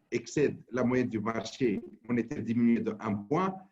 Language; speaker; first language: French; non-native, local second language; Arabic